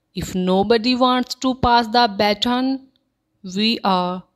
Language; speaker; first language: English; non-native, local second language; Punjabi